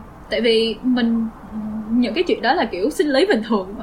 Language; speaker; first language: Vietnamese; early bilingual, heritage; Vietnamese